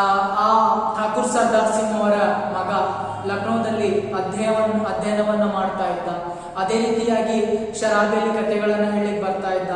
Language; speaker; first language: Kannada; native; Kannada